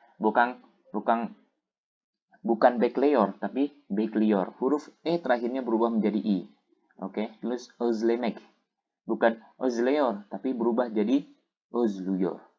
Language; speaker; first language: Indonesian; native; Indonesian